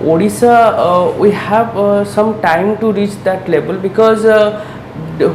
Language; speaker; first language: English; non-native, local second language; Odia